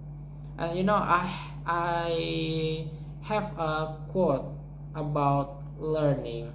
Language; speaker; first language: English; non-native, learner; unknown